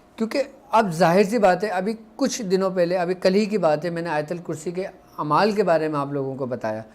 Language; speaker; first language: Urdu; native; Urdu